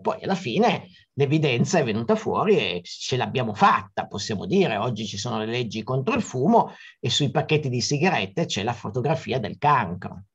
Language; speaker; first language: Italian; native; Italian